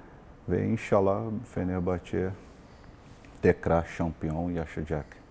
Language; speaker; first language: Turkish; non-native, learner; Portuguese